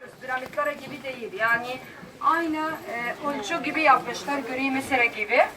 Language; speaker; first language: Turkish; non-native, learner; Arabic